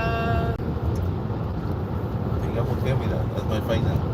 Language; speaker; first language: English; non-native, learner; Spanish